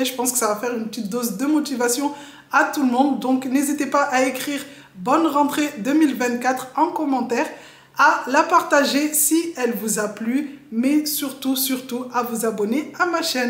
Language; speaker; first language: French; non-native, local second language; Comorian